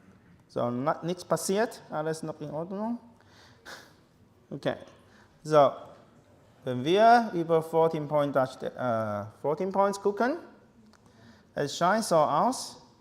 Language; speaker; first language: German; non-native, learner; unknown